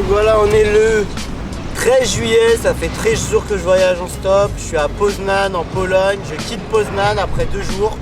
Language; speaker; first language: French; native; French